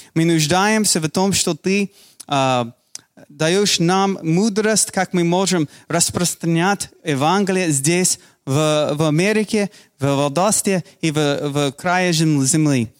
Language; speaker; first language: Russian; non-native, fluent; English